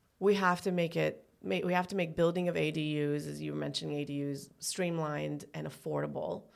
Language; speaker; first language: English; early bilingual, other home language; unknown